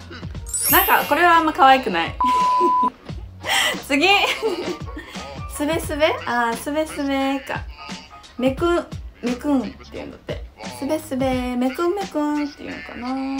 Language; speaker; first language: Japanese; native; Japanese